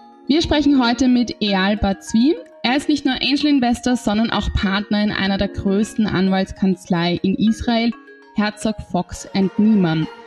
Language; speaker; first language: German; native; German